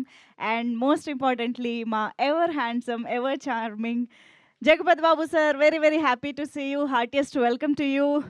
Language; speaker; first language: Telugu; native; Telugu